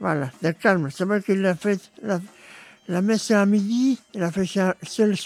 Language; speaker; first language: French; early bilingual, other home language; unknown